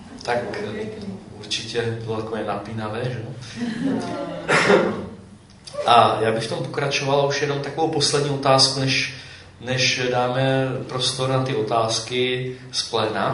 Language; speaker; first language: Czech; native; Czech